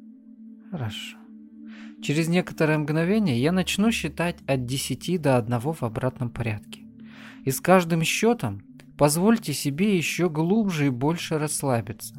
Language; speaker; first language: Russian; native; Russian